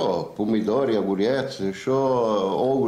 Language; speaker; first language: Ukrainian; non-native, learner; Italian